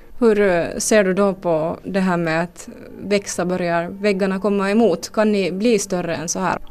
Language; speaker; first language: Swedish; native; Swedish